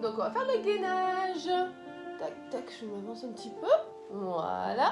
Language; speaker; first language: French; native; French